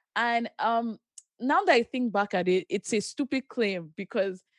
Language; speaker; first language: English; non-native, local second language; Yoruba